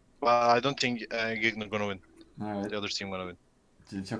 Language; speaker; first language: English; non-native, learner; Turkish